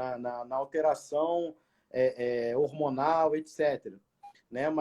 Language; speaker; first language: Portuguese; native; Portuguese